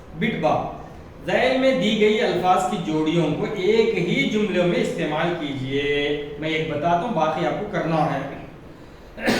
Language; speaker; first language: Urdu; native; Urdu